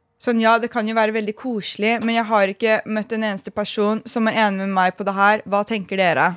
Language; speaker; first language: Norwegian; early bilingual, other home language; Persian